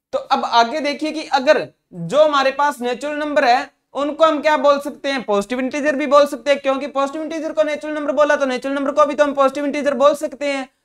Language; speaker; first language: Hindi; non-native, local second language; Punjabi